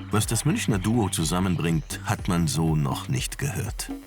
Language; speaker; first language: German; native; German